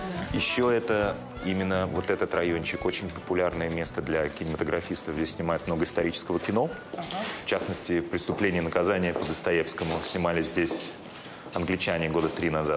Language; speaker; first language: Russian; native; Russian